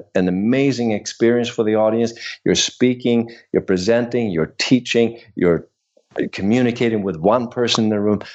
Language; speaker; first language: English; non-native, fluent; Swedish